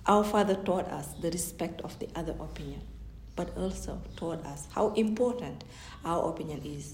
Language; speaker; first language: English; non-native, fluent; Fula